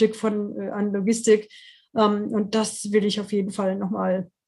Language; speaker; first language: German; non-native, fluent; English